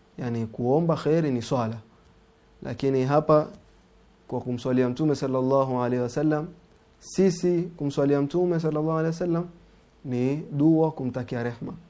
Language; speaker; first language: Swahili; native; Swahili